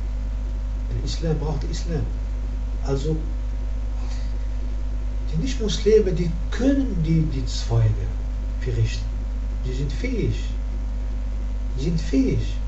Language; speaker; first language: German; non-native, learner; Arabic